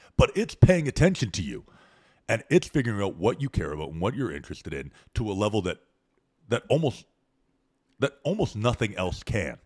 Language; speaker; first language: English; native; English